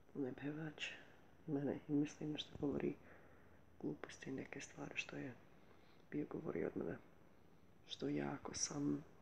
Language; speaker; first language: Bosnian; early bilingual, heritage; Bosnian